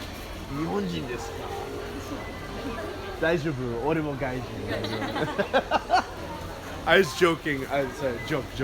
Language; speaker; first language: Japanese; non-native, learner; English